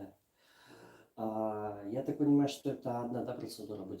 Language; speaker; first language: Russian; native; Russian